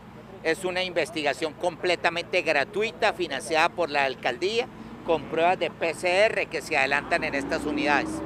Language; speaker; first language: Spanish; native; Spanish